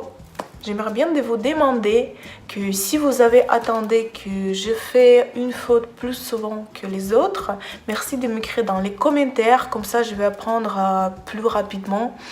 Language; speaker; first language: French; non-native, fluent; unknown